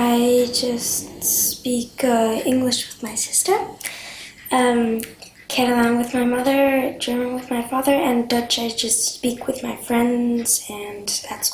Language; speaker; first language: English; early bilingual, heritage; English